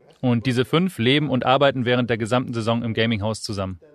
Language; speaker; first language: German; native; German